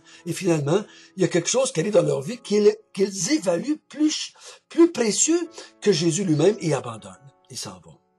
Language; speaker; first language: French; native; French